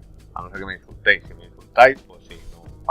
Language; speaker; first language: Spanish; native; Spanish